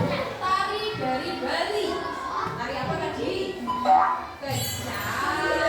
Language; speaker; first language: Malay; non-native, local second language; Javanese